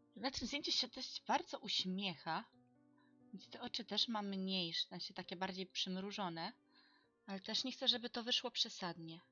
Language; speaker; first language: Polish; native; Polish